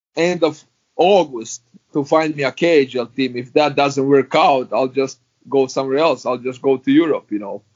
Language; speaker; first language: English; non-native, fluent; Croatian